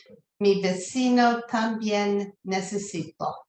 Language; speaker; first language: Spanish; non-native, learner; English